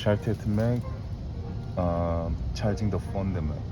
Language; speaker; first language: Turkish; non-native, learner; Korean